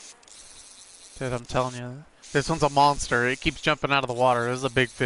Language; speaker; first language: English; native; English